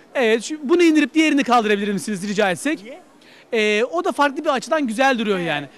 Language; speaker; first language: Turkish; native; Turkish